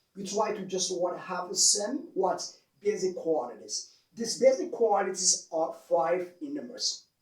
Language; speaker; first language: English; non-native, local second language; Amharic